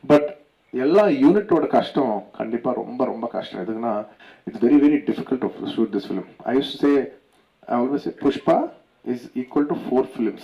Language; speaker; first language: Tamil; non-native, local second language; Telugu